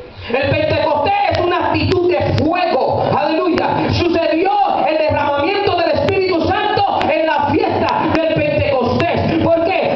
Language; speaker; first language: Spanish; early bilingual, heritage; Spanish